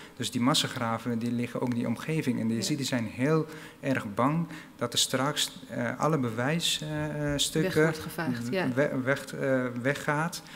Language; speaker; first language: Dutch; non-native, fluent; Arabic